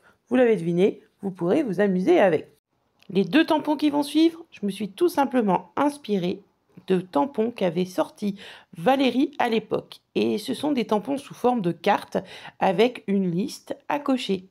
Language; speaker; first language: French; native; French